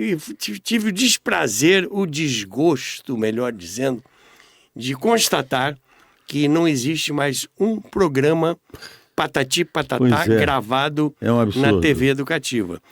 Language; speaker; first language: Portuguese; native; Portuguese